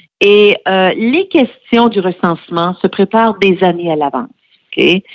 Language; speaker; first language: French; native; French